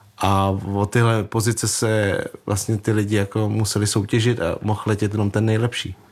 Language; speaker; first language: Czech; early bilingual, other home language; Vietnamese